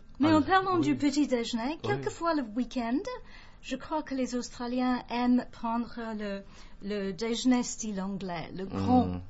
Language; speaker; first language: French; non-native, fluent; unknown